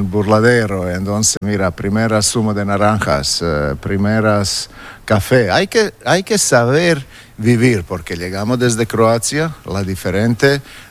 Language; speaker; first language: Spanish; non-native, fluent; Croatian